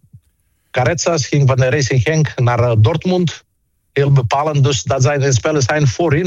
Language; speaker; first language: Dutch; non-native, fluent; Greek